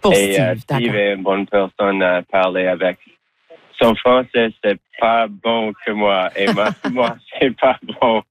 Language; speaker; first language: French; non-native, local second language; English